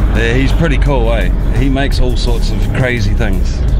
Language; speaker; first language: English; native; English